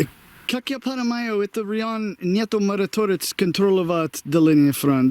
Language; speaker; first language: Russian; non-native, learner; English